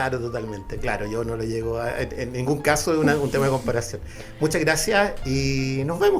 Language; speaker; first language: Spanish; native; Spanish